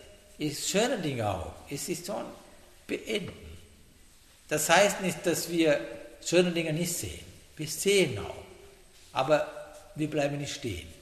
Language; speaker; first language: German; non-native, fluent; Sinhala